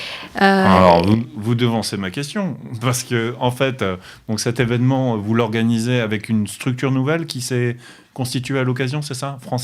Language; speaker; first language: French; native; French